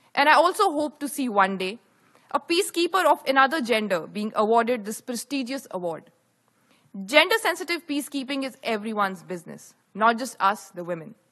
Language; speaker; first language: English; non-native, local second language; Hindi